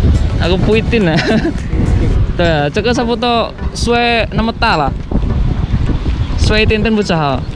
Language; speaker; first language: Chinese; non-native, learner; Indonesian